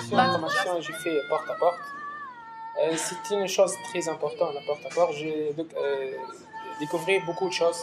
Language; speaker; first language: French; non-native, local second language; Arabic